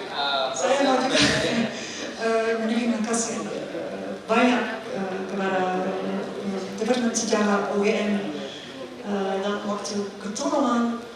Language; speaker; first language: Indonesian; non-native, learner; Dutch